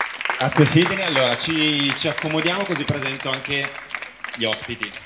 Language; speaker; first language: Italian; native; Italian